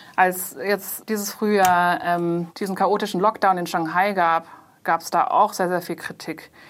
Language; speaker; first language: German; non-native, fluent; Chinese